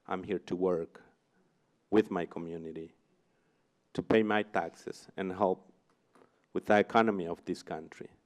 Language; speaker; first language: English; non-native, fluent; Spanish